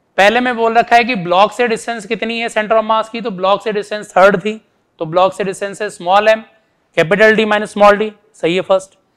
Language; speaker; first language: Hindi; native; Hindi